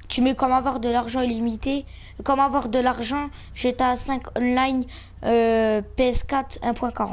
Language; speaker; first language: French; native; French